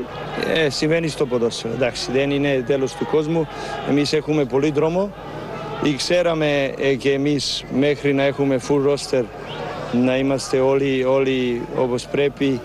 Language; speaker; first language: Greek; non-native, fluent; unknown